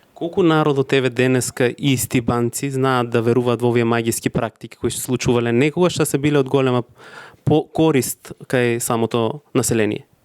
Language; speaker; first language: Macedonian; native; Macedonian